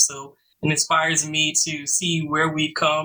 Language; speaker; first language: English; native; English